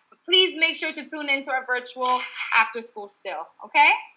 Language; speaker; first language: English; early bilingual, other home language; Spanish